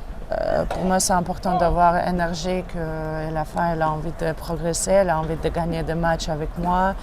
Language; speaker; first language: French; non-native, fluent; Russian